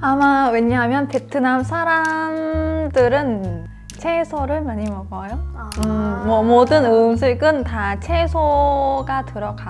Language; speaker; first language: Korean; non-native, learner; Vietnamese